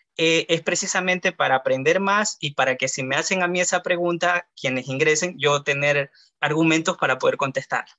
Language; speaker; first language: Spanish; native; Spanish